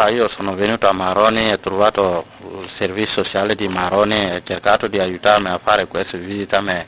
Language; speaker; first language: Italian; non-native, learner; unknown